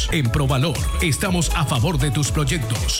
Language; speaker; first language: Spanish; native; Spanish